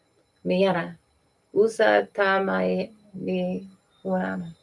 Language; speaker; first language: Spanish; non-native, learner; English